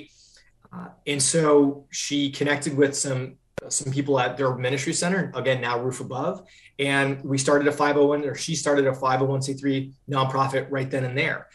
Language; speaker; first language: English; native; English